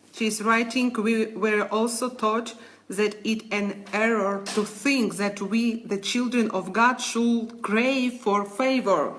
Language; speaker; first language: English; non-native, learner; Ukrainian